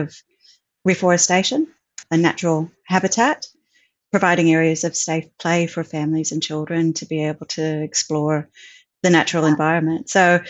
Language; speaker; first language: English; native; English